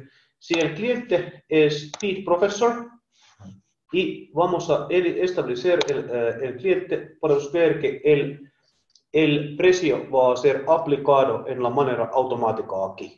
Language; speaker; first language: Spanish; non-native, learner; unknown